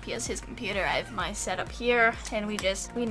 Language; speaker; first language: English; native; English